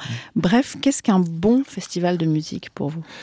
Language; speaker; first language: French; native; French